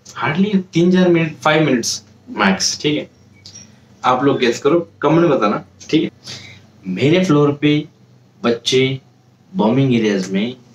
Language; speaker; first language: Hindi; native; Hindi